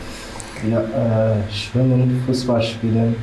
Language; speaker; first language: German; non-native, learner; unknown